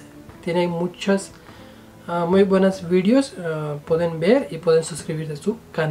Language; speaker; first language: Spanish; non-native, fluent; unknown